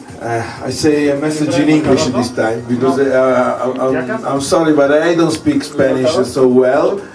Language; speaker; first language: English; non-native, fluent; Italian